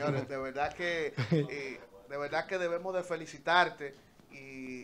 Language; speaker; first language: Spanish; native; Spanish